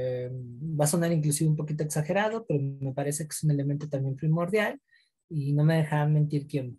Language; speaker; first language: Spanish; native; Spanish